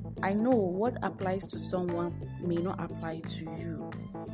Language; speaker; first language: English; non-native, local second language; Igbo